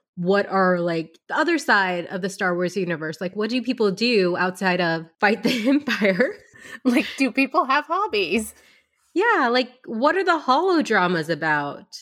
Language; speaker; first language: English; early bilingual, other home language; Hindi